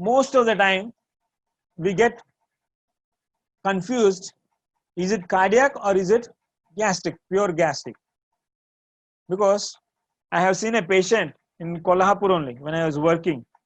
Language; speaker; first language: English; non-native, local second language; Tamil